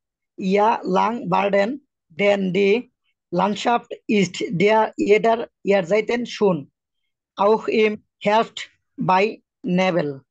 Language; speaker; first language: German; non-native, learner; Bangla